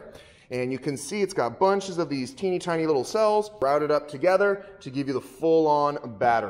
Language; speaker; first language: English; native; English